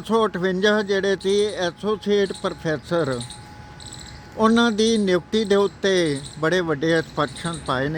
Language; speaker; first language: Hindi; non-native, local second language; Punjabi